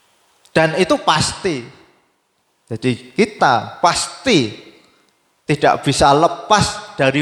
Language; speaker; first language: Indonesian; native; Indonesian